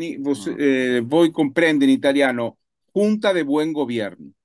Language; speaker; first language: Italian; non-native, learner; Spanish